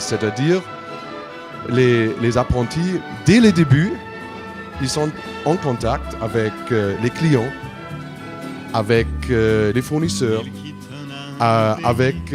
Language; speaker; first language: French; non-native, fluent; German